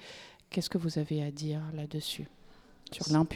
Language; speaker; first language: French; native; French